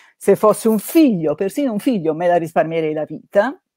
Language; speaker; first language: Italian; native; Italian